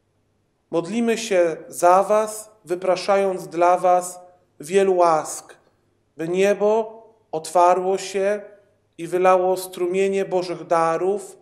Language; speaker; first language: Polish; native; Polish